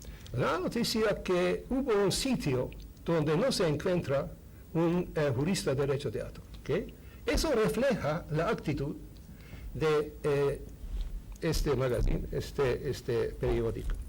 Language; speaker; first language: Spanish; non-native, fluent; Hungarian